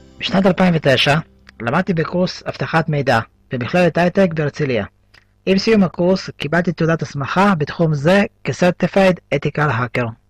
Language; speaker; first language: Hebrew; early bilingual, other home language; Russian